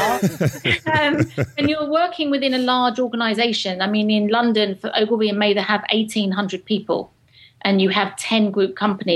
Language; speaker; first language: English; native; English